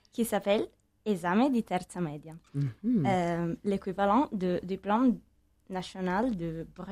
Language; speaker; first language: French; non-native, learner; Italian